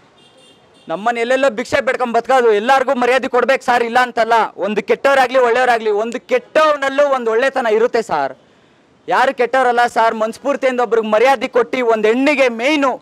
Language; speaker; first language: Kannada; native; Kannada